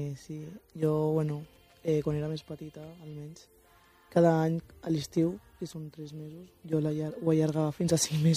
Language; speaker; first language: Catalan; early bilingual, other home language; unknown